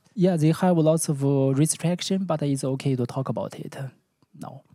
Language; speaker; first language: English; non-native, learner; Chinese